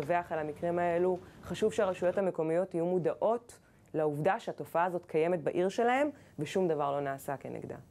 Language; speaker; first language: Hebrew; native; Hebrew